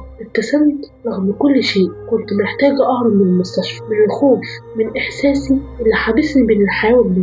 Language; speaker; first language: Arabic; native; Arabic